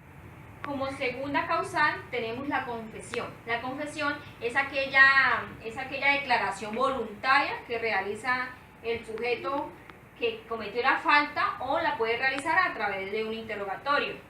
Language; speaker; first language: Spanish; native; Spanish